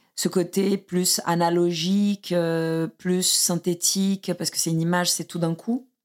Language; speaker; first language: French; non-native, fluent; Portuguese